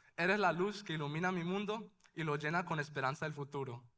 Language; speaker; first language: Spanish; early bilingual, other home language; English